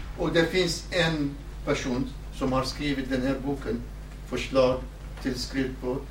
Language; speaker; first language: Swedish; non-native, fluent; Southern Kurdish